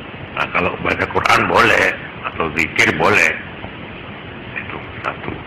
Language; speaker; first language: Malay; non-native, local second language; Javanese